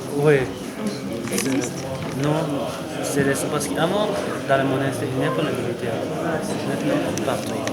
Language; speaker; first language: French; non-native, learner; Tibetan